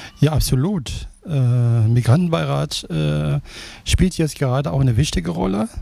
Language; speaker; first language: German; non-native, fluent; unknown